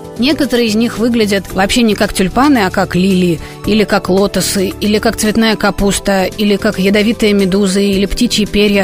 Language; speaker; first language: Russian; native; Russian